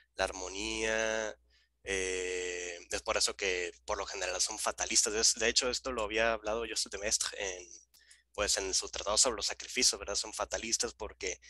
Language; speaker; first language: Spanish; native; Spanish